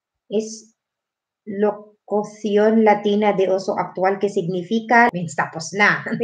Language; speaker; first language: Spanish; non-native, fluent; Filipino